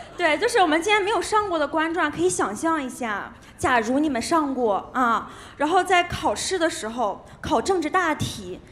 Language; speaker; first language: Chinese; native; Chinese